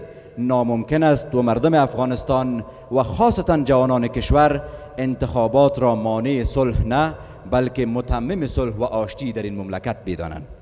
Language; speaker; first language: Persian; native; Persian